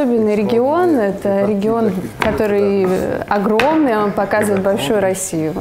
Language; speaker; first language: Russian; native; Russian